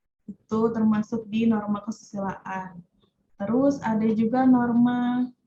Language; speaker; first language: Indonesian; native; Indonesian